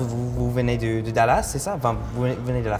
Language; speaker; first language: French; non-native, local second language; English